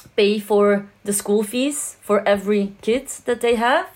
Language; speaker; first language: English; non-native, fluent; Dutch